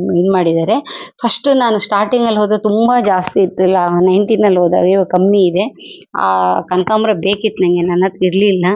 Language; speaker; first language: Kannada; non-native, local second language; Telugu